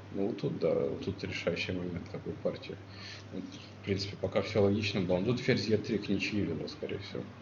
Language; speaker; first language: Russian; native; Russian